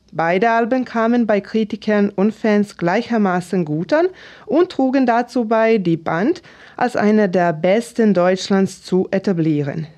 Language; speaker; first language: German; non-native, fluent; Serbian